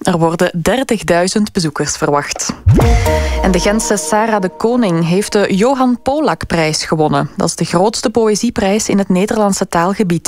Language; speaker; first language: Dutch; native; Dutch